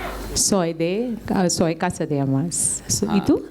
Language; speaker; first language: Spanish; non-native, learner; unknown